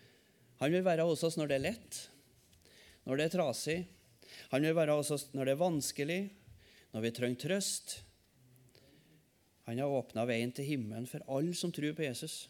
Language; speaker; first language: Norwegian; native; Norwegian